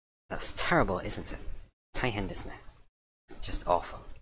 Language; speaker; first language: English; native; English